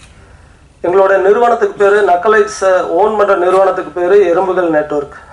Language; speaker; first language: Tamil; native; Tamil